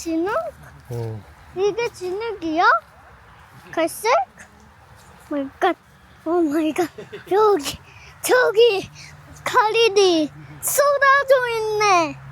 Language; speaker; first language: Korean; early bilingual, heritage; Korean